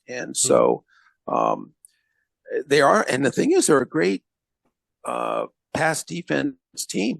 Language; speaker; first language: English; native; English